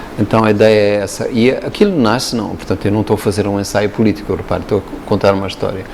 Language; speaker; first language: Portuguese; native; Portuguese